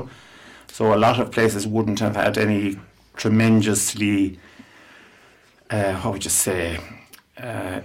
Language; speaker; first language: English; native; English